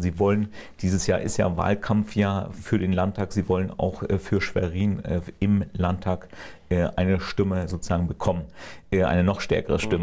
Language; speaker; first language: German; native; German